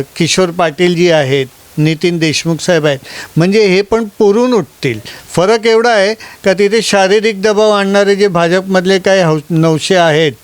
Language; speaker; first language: Marathi; non-native, local second language; Gujarati